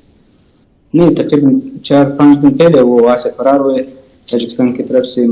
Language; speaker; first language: Urdu; non-native, fluent; Pashto